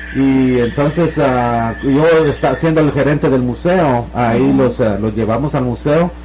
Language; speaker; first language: Spanish; native; Spanish